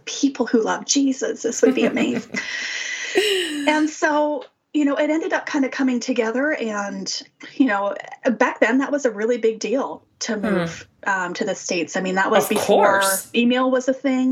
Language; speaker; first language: English; native; English